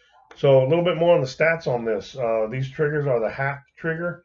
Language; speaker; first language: English; native; English